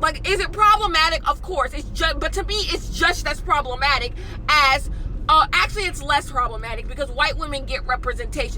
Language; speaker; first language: English; native; English